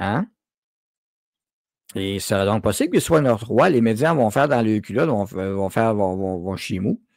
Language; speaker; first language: French; native; French